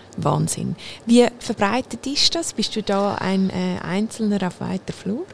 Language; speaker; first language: German; native; German